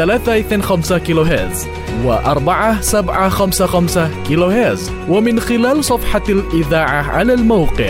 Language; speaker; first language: Arabic; non-native, fluent; Indonesian